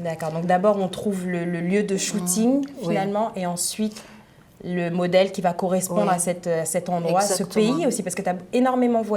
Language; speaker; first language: French; native; French